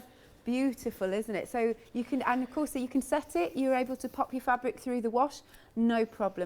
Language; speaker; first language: English; native; English